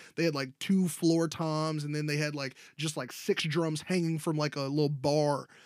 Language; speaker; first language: English; native; English